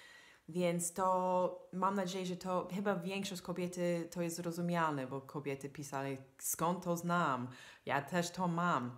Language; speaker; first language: Polish; non-native, fluent; English